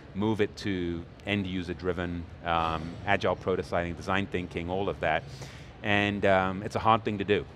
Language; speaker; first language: English; native; English